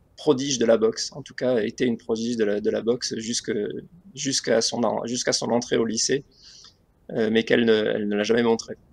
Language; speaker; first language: French; native; French